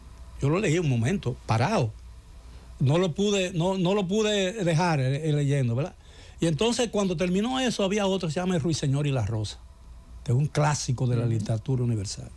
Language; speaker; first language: Spanish; native; Spanish